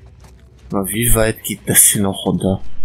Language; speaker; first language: German; native; German